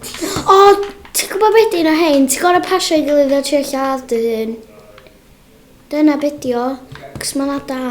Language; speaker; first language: Welsh; native; Welsh